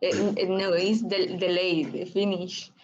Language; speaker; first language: English; non-native, learner; Spanish